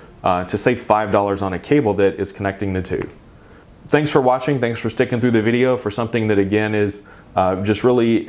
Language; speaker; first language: English; native; English